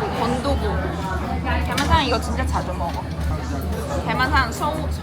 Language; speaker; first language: Korean; non-native, fluent; Chinese